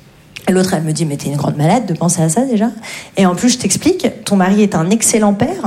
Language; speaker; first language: French; native; French